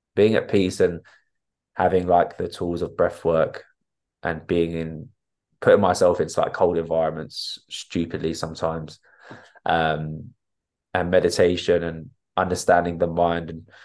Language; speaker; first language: English; native; English